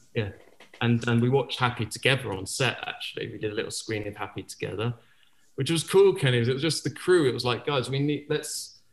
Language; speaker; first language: English; native; English